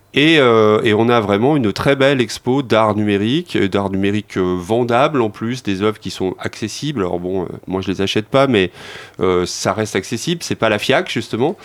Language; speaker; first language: French; native; French